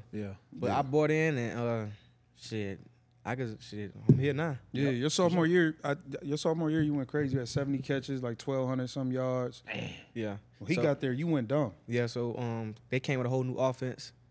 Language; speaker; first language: English; native; English